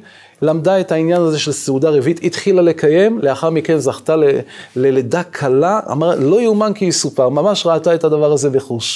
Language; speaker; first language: Hebrew; native; Hebrew